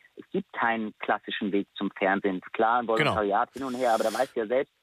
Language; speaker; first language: German; native; German